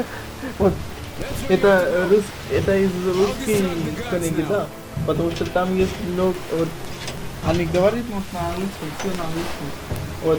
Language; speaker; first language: Russian; non-native, learner; Hindi